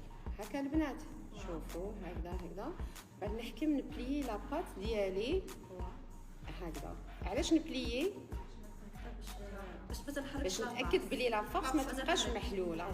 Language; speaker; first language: Arabic; native; Arabic